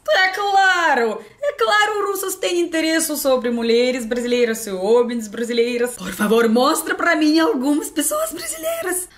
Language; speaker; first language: Portuguese; non-native, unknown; Russian